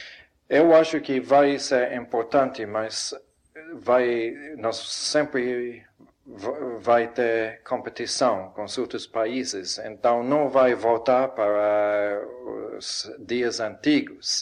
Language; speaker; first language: Portuguese; non-native, fluent; English